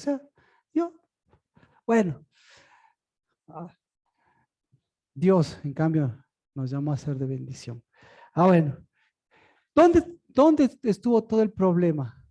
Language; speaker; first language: Spanish; native; Spanish